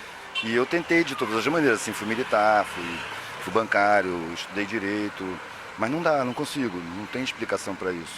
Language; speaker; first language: Portuguese; native; Portuguese